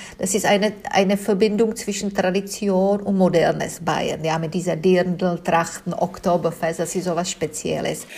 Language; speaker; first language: German; non-native, fluent; Czech